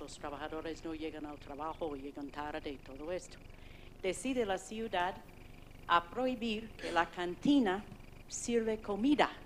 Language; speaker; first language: Spanish; non-native, fluent; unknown